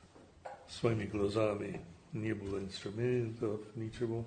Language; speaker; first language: Russian; non-native, fluent; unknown